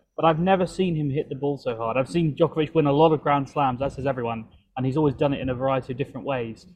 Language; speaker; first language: English; native; English